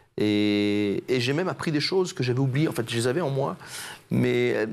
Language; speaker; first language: French; native; French